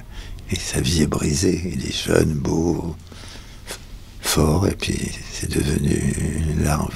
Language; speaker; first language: French; native; French